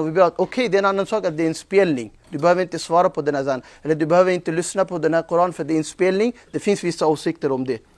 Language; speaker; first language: Swedish; non-native, fluent; Urdu